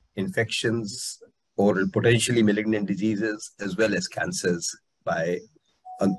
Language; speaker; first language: English; non-native, local second language; Hindi